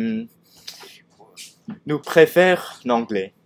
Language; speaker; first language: French; non-native, learner; Cantonese